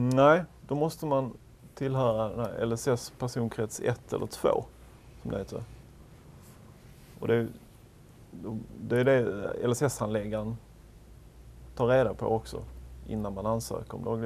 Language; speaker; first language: Swedish; native; Swedish